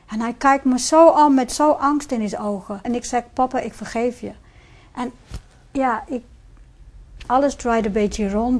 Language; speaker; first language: Dutch; non-native, fluent; English